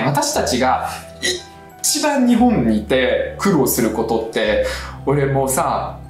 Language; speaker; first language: Japanese; early bilingual, other home language; Russian